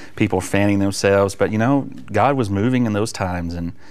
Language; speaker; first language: English; native; English